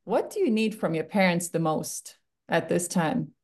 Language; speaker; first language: English; non-native, fluent; Estonian